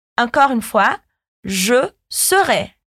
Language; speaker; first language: French; non-native, fluent; Portuguese